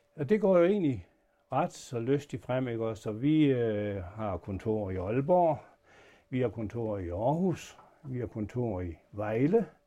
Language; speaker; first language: Danish; native; Danish